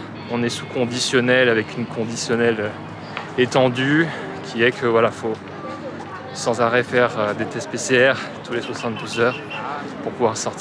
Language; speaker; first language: French; native; French